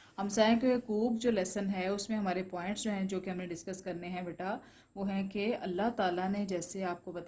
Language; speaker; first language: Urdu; non-native, local second language; Punjabi